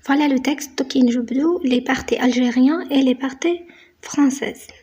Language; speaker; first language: French; non-native, local second language; Arabic